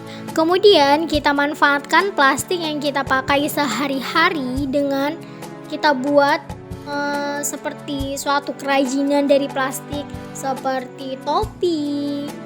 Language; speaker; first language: Indonesian; native; Indonesian